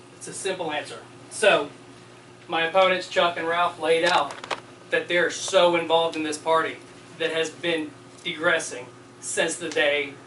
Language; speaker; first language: English; native; English